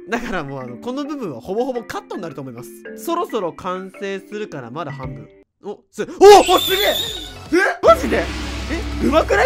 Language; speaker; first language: Japanese; native; Japanese